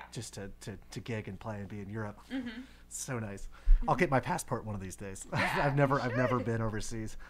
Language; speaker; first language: English; native; English